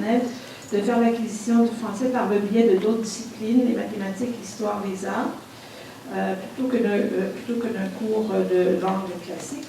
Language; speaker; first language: French; native; French